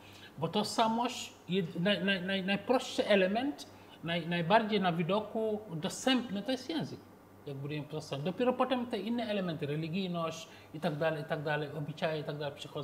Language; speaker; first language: Polish; non-native, fluent; Wolof